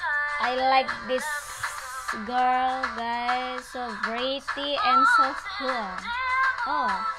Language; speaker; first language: English; non-native, learner; Indonesian